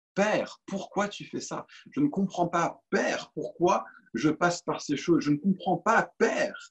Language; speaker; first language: French; native; French